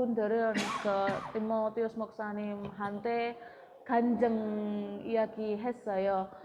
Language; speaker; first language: Korean; non-native, learner; Indonesian